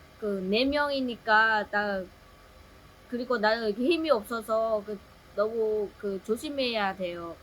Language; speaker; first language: Korean; non-native, learner; Vietnamese